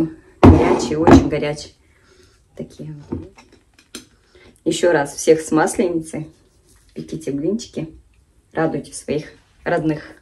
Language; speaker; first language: Russian; native; Russian